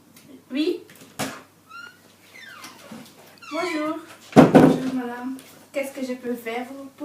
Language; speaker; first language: French; non-native, learner; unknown